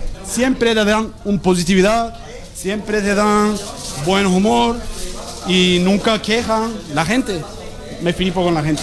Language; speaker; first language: Spanish; non-native, learner; Turkish